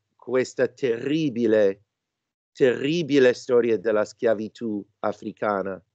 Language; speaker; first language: Italian; non-native, fluent; English